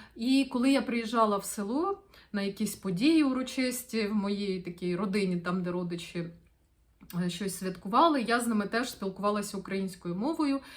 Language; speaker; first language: Ukrainian; non-native, local second language; Russian